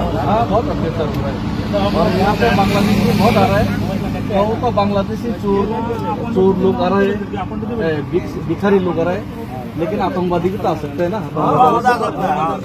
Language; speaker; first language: Hindi; non-native, local second language; Kok Borok